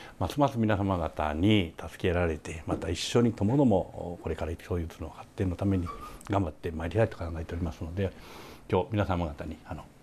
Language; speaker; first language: Japanese; native; Japanese